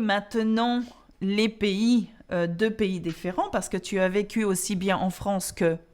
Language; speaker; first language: French; non-native, fluent; English